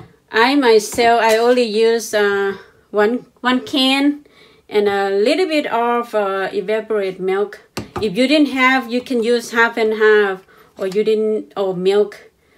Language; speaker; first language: English; non-native, learner; Thai